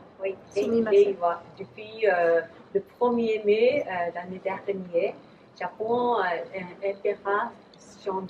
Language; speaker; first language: French; non-native, learner; Japanese